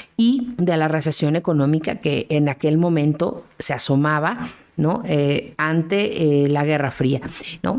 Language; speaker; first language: Spanish; native; Spanish